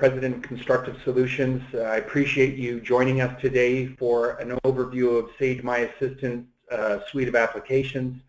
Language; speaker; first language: English; native; English